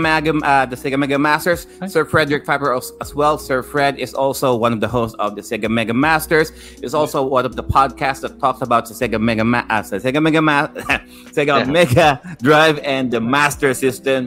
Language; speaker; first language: English; non-native, local second language; Filipino